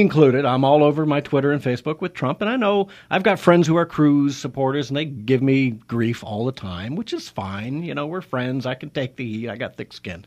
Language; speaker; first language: English; native; English